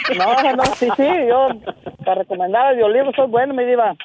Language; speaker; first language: Spanish; native; Spanish